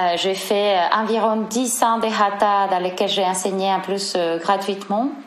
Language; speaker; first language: French; non-native, fluent; Spanish